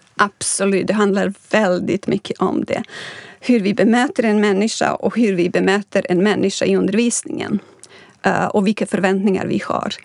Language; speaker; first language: Swedish; non-native, fluent; Bosnian